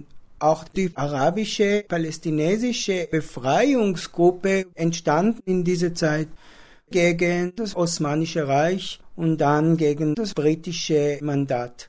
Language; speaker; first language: German; non-native, fluent; Hebrew